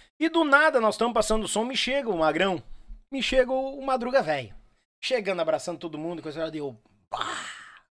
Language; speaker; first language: Portuguese; native; Portuguese